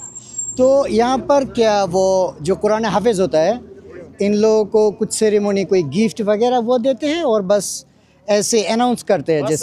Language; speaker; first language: Hindi; non-native, learner; Bangla